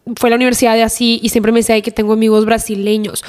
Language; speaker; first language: Spanish; native; Spanish